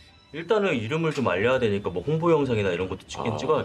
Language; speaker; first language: Korean; native; Korean